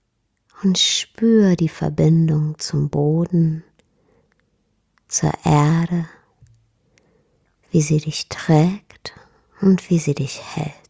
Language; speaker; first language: German; native; German